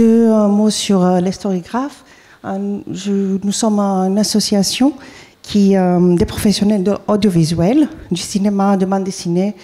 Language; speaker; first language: French; non-native, fluent; Greek